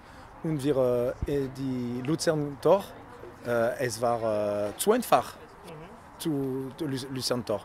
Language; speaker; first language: German; non-native, learner; French